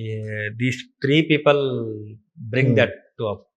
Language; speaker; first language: Telugu; non-native, local second language; Kannada